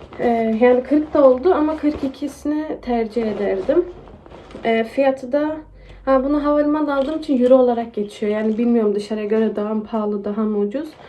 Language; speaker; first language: Turkish; early bilingual, heritage; Turkish